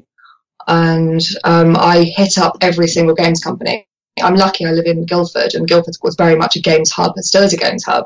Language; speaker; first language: English; native; English